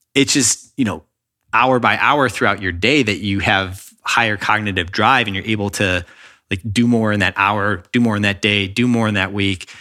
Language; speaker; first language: English; native; English